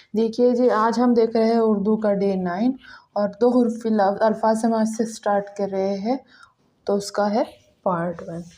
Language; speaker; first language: Hindi; native; Hindi